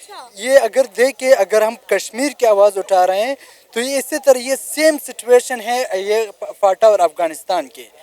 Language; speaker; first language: Hindi; non-native, local second language; Pashto